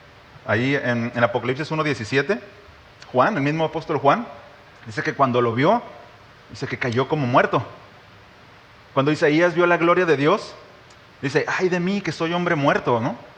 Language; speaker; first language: Spanish; native; Spanish